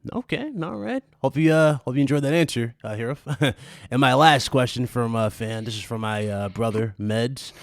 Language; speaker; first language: English; native; English